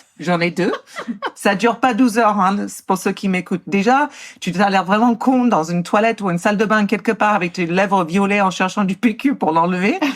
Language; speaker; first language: French; native; French